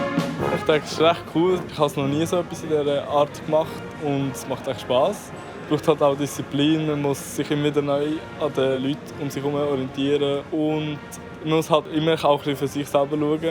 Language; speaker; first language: German; native; German